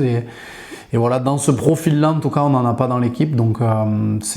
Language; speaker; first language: French; native; French